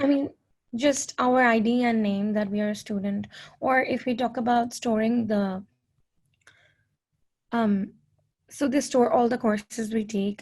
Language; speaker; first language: English; non-native, fluent; Thai